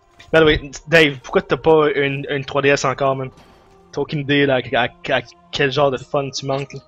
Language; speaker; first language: French; native; French